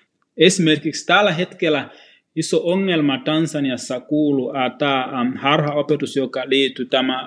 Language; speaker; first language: Finnish; non-native, fluent; Swahili